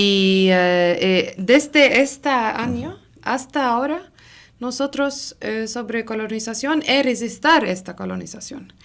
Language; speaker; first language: Spanish; non-native, learner; Arabic